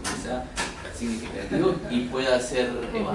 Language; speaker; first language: Spanish; native; Spanish